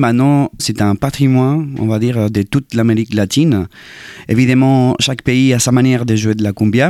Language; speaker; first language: French; non-native, fluent; Spanish